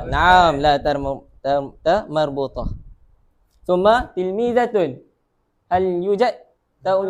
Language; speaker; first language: Arabic; non-native, learner; Malay